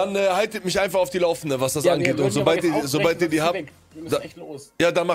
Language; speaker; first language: German; native; German